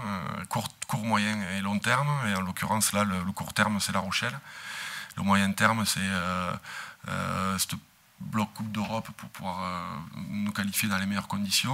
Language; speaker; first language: French; native; French